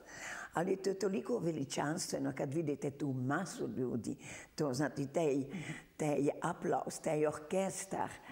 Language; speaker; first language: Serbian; early bilingual, heritage; Serbian